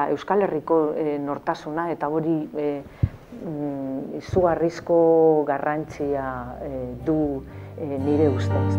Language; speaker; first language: Basque; non-native, local second language; Spanish